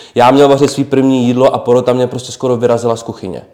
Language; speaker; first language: Czech; native; Czech